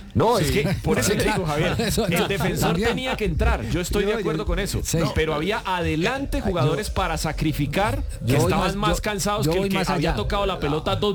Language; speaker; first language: Spanish; native; Spanish